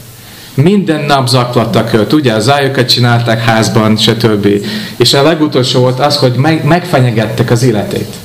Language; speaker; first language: Hungarian; non-native, fluent; English